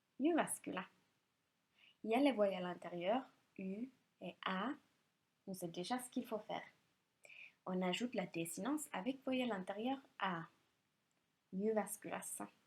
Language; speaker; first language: French; non-native, fluent; Finnish